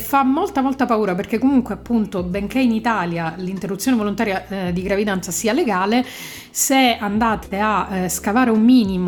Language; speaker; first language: Italian; native; Italian